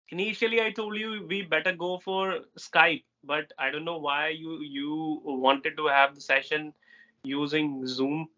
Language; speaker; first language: English; non-native, local second language; Hindi